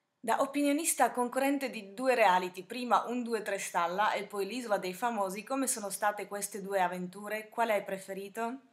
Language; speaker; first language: Italian; non-native, fluent; Slovak